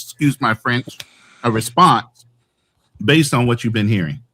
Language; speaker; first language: English; native; English